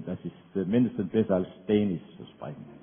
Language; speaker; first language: German; non-native, fluent; Danish